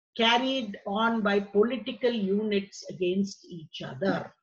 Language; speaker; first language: English; non-native, local second language; Marathi